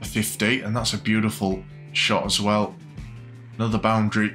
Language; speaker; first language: English; native; English